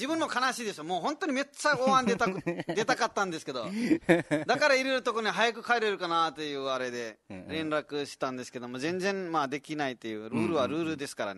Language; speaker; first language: Japanese; non-native, fluent; Nepali